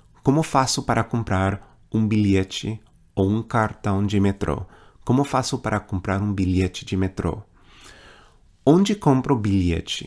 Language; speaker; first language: Portuguese; non-native, fluent; English